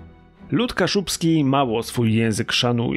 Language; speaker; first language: Polish; native; Polish